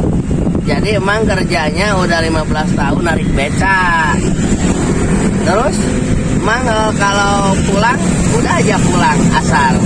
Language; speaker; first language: Indonesian; non-native, local second language; Sundanese